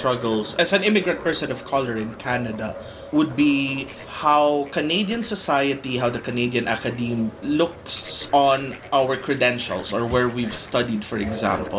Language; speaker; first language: English; non-native, local second language; Bikol